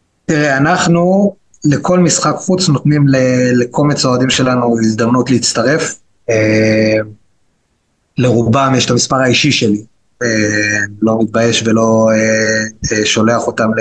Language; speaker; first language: Hebrew; native; Hebrew